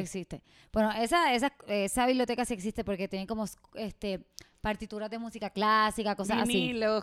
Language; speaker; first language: Spanish; native; Spanish